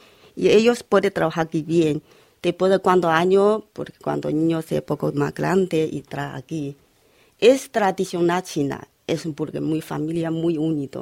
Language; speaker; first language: Spanish; non-native, learner; Chinese